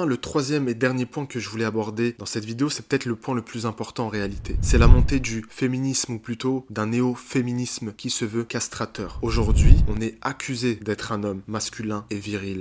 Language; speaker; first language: French; native; French